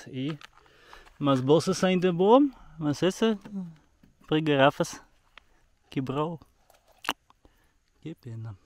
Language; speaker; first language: Portuguese; non-native, learner; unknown